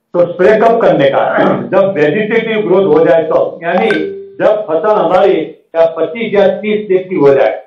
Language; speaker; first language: Hindi; non-native, local second language; Gujarati